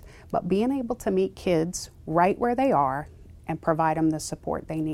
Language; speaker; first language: English; native; English